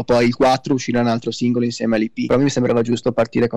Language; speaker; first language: Italian; native; Italian